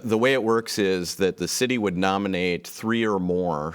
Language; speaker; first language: English; native; English